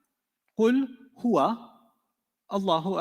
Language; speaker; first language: Arabic; non-native, fluent; English